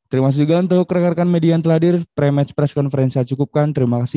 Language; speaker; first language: Indonesian; native; Indonesian